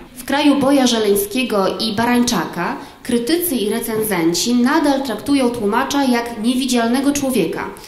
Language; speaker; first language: Polish; native; Polish